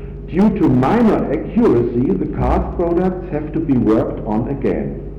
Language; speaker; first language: English; non-native, fluent; German